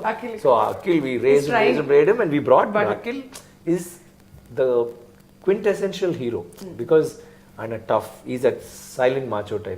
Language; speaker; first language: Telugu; non-native, learner; Tamil